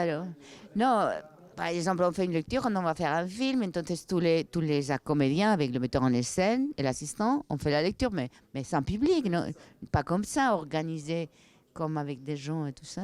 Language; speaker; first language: French; non-native, fluent; Spanish